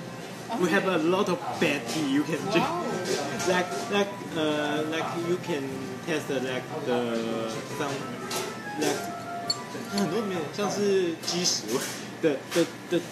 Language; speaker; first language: English; non-native, learner; Chinese